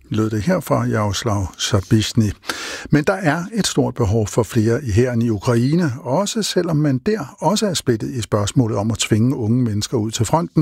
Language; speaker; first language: Danish; native; Danish